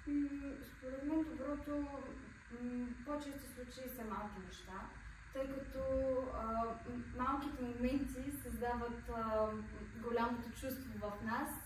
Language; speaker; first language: Bulgarian; native; Bulgarian